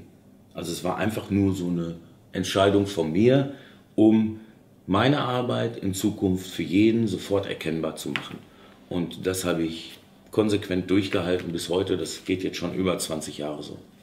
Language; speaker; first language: German; native; German